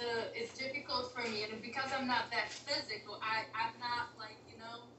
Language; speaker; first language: English; non-native, fluent; Portuguese